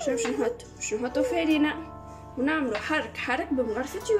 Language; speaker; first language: Arabic; native; Arabic